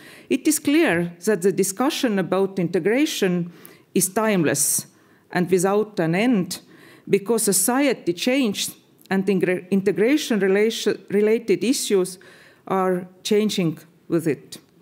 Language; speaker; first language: English; non-native, fluent; Estonian